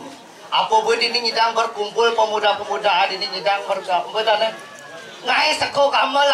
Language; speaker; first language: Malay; non-native, local second language; Balinese